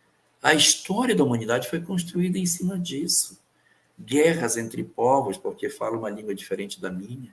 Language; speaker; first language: Portuguese; native; Portuguese